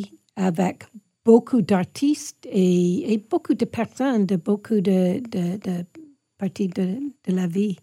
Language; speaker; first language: French; non-native, fluent; English